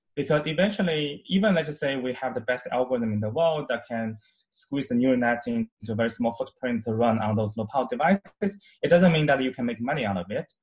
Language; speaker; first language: English; non-native, fluent; Chinese